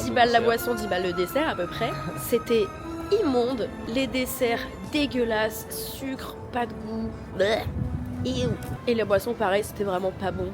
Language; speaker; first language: French; native; French